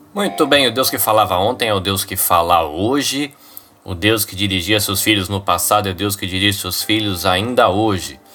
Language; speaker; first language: Portuguese; native; Portuguese